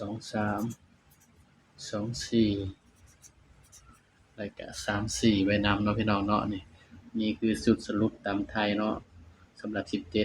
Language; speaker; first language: Thai; non-native, local second language; Lao